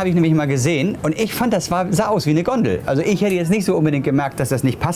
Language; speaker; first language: German; native; German